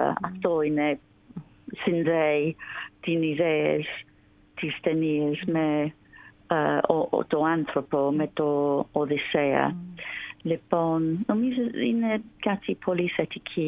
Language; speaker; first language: Greek; non-native, learner; English